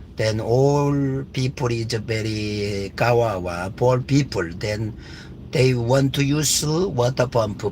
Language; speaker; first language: English; non-native, learner; Korean